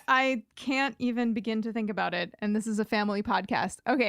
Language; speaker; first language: English; native; English